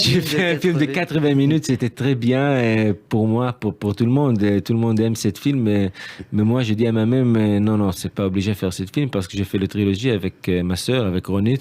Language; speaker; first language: French; non-native, learner; Hebrew